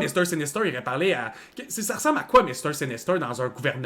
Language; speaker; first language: French; native; French